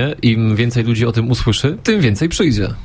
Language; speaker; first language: Polish; native; Polish